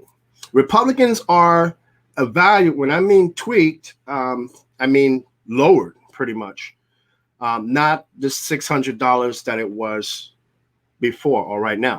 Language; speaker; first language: English; native; English